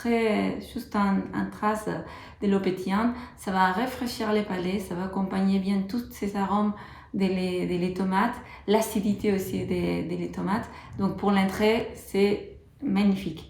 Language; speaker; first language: French; non-native, fluent; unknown